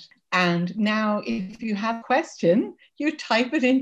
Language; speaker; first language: English; native; English